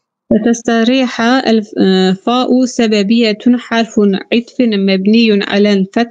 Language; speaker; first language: Arabic; non-native, learner; Turkish